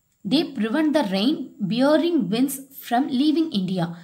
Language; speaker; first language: English; non-native, local second language; Tamil